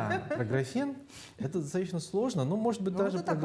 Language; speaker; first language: Russian; native; Russian